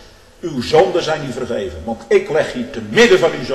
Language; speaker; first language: Dutch; native; Dutch